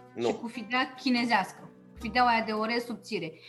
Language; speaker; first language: Romanian; native; Romanian